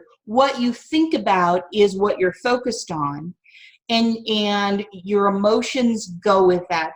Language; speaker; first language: English; native; English